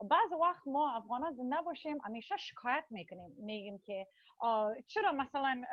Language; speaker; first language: Persian; early bilingual, heritage; Persian